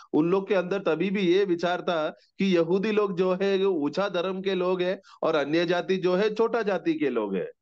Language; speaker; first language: Hindi; non-native, local second language; Malayalam